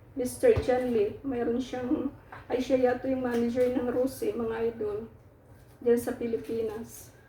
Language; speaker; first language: Filipino; non-native, local second language; Waray